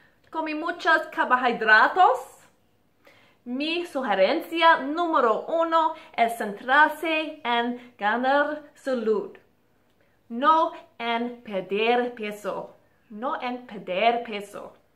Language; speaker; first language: Spanish; non-native, learner; English